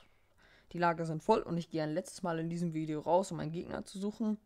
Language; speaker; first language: German; native; German